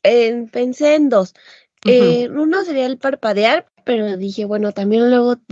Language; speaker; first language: Spanish; native; Spanish